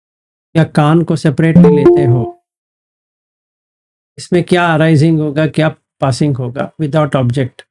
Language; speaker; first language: Hindi; native; Hindi